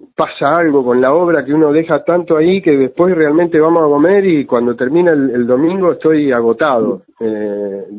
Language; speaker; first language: Spanish; native; Spanish